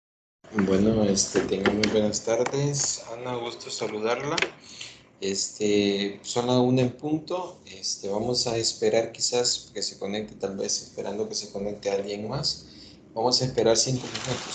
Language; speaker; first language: Spanish; native; Spanish